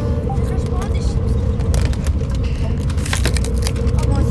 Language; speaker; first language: French; native; French